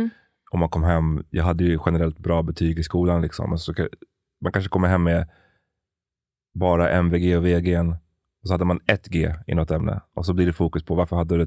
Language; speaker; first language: Swedish; native; Swedish